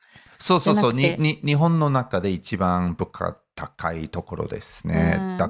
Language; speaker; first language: Japanese; non-native, fluent; English